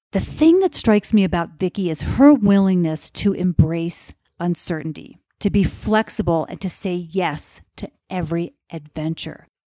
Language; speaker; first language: English; native; English